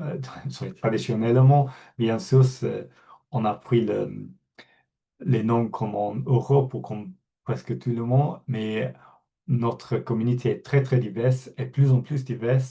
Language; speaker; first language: French; non-native, fluent; English